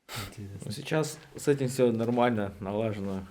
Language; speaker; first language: Russian; native; Russian